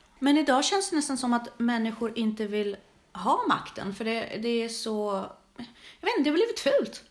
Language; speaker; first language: Swedish; early bilingual, other home language; Russian